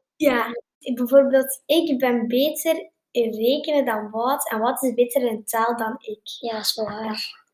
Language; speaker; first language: Dutch; native; Dutch